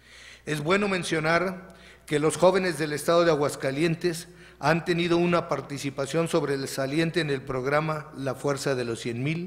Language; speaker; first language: Spanish; native; Spanish